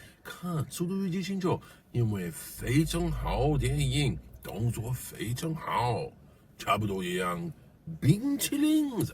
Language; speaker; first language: Chinese; non-native, learner; English